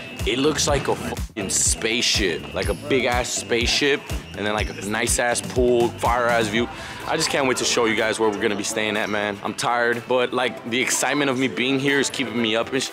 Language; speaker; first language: English; early bilingual, other home language; Spanish